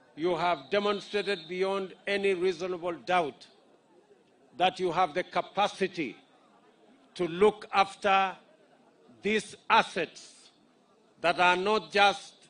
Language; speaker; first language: English; non-native, local second language; Kalenjin